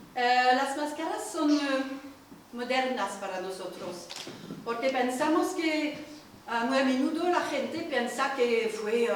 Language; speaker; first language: Spanish; non-native, learner; French